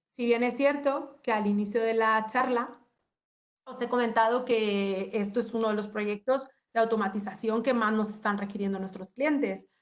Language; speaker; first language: Spanish; native; Spanish